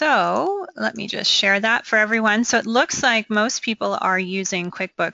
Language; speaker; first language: English; native; English